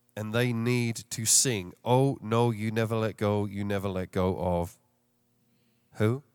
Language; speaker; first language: English; native; English